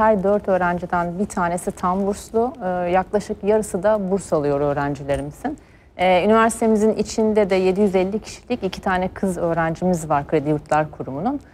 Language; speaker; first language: Turkish; native; Turkish